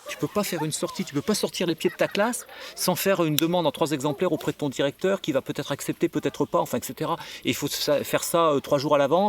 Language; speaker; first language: French; native; French